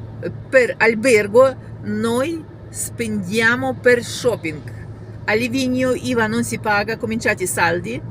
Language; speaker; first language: Italian; non-native, fluent; Ukrainian